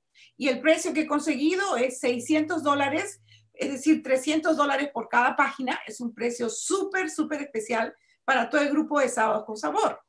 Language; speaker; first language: Spanish; native; Spanish